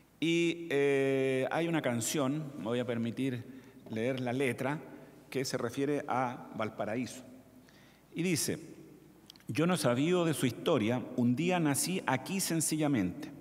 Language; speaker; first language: Spanish; native; Spanish